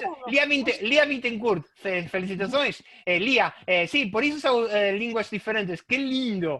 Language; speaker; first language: Portuguese; non-native, fluent; Spanish